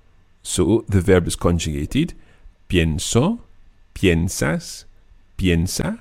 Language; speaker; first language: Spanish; non-native, fluent; English